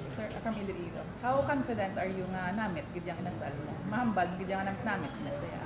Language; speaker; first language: Filipino; non-native, local second language; Hiligaynon